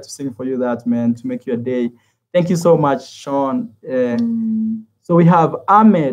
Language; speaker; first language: English; non-native, fluent; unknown